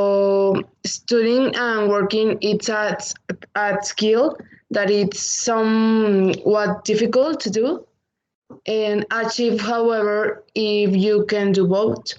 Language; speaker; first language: English; non-native, learner; Spanish